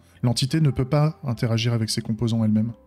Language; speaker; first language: French; native; French